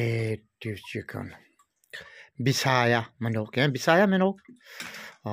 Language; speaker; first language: Filipino; non-native, learner; Punjabi